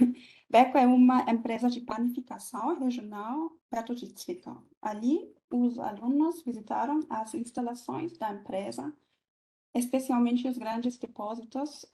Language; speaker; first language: Portuguese; non-native, fluent; German